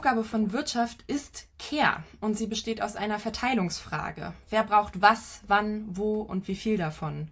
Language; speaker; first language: German; native; German